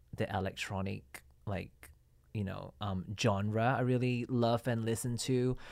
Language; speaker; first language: English; non-native, local second language; Cantonese